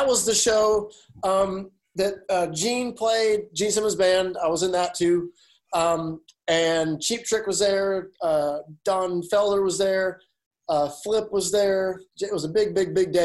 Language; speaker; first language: English; native; English